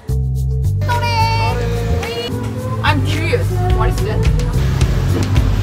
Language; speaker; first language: English; non-native, learner; Korean